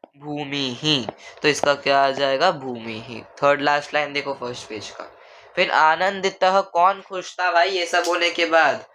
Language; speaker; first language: Hindi; non-native, local second language; Marathi